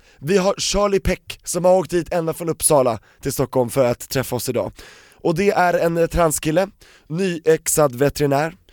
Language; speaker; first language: Swedish; native; Swedish